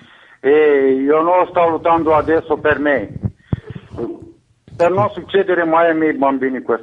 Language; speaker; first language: Italian; non-native, fluent; Romanian